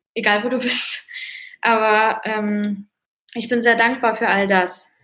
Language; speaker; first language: German; early bilingual, other home language; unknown